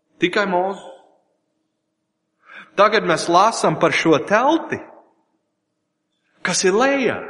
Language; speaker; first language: Latvian; non-native, learner; English